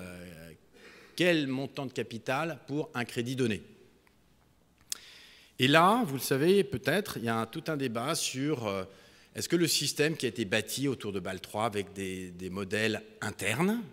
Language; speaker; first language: French; native; French